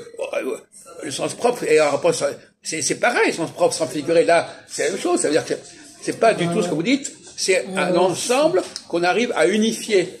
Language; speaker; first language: French; native; French